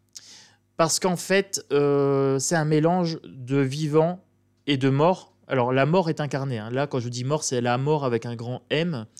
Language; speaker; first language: French; native; French